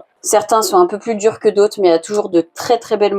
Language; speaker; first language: French; native; French